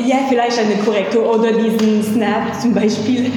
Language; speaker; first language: German; non-native, learner; French